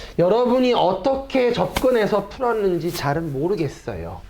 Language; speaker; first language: Korean; native; Korean